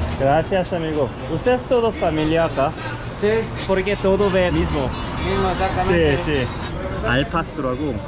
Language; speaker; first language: Spanish; non-native, learner; Korean